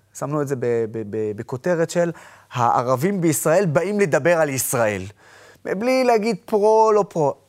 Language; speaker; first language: Hebrew; non-native, local second language; Arabic